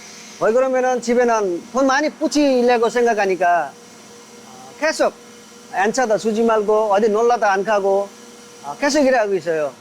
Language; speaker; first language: Korean; non-native, learner; Nepali